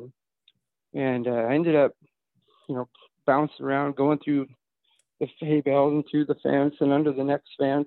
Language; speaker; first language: English; native; English